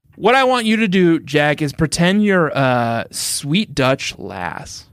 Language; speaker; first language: English; native; English